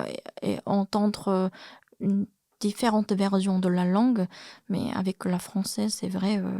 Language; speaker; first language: French; non-native, fluent; Korean